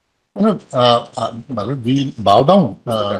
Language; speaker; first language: English; non-native, local second language; Hindi